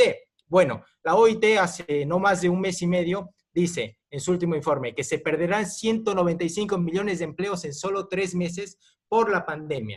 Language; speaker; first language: Spanish; native; Spanish